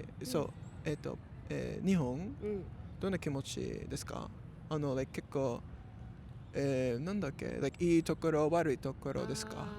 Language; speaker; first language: Japanese; non-native, learner; English